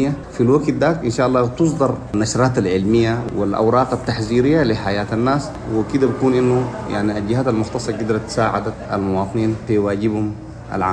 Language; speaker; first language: Arabic; native; Arabic